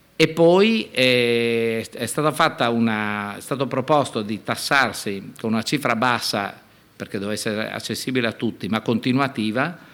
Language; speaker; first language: Italian; native; Italian